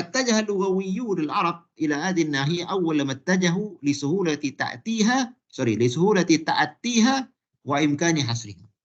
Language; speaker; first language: Arabic; non-native, fluent; Malay